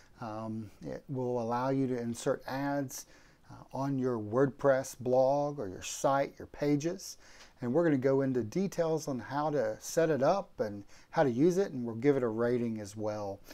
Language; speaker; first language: English; native; English